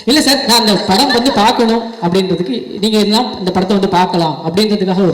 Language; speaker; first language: Tamil; native; Tamil